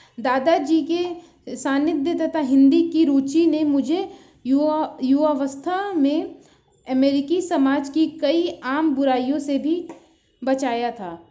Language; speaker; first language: Hindi; native; Hindi